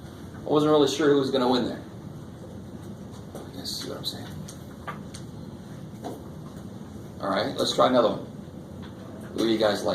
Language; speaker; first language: English; native; English